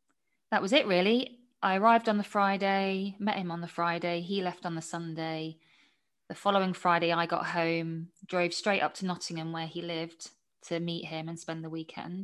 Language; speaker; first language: English; native; English